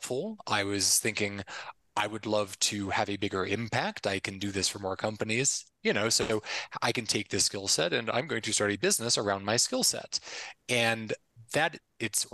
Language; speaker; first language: English; native; English